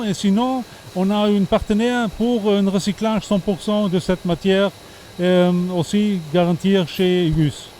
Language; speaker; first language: French; non-native, fluent; German